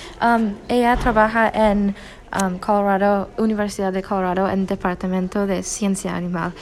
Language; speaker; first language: Spanish; non-native, learner; English